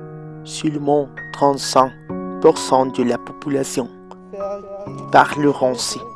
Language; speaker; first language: French; non-native, learner; Spanish